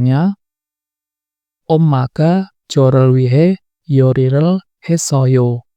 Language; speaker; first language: Korean; non-native, fluent; Indonesian